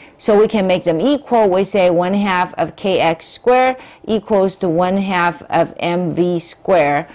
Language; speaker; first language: English; non-native, fluent; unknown